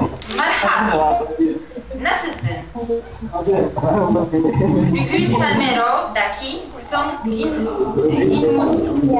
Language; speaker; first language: Turkish; non-native, learner; Polish